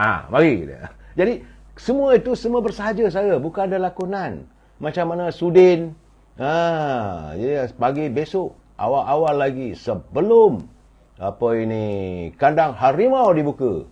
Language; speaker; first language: Malay; native; Malay